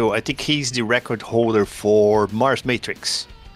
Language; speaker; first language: English; non-native, fluent; Portuguese